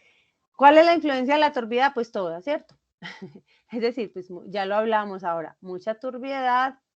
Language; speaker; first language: Spanish; native; Spanish